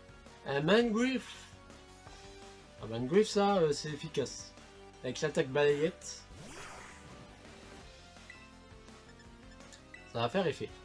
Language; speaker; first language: French; native; French